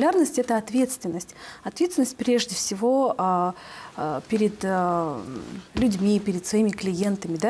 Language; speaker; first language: Russian; native; Russian